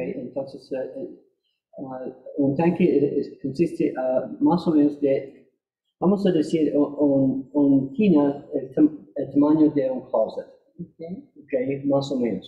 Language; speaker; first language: Spanish; non-native, fluent; English